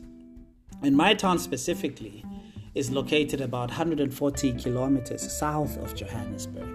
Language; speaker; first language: English; non-native, local second language; Tswana